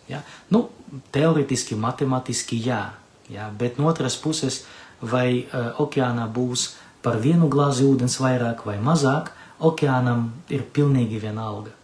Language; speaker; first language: Latvian; non-native, local second language; Russian